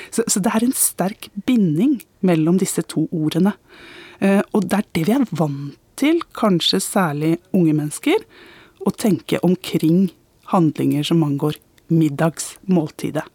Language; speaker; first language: Norwegian; native; Norwegian